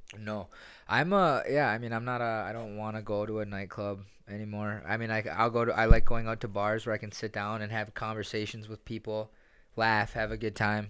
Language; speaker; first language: English; native; English